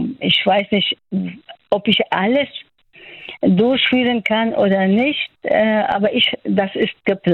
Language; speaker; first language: German; non-native, fluent; Persian